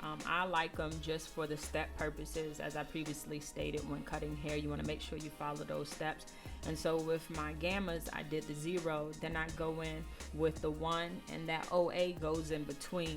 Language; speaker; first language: English; native; English